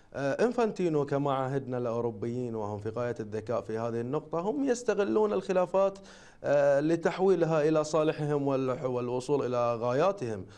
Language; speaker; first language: Arabic; native; Arabic